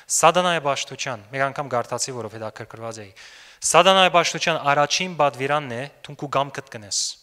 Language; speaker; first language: Armenian; early bilingual, heritage; Armenian